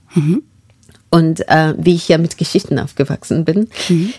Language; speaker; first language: German; non-native, fluent; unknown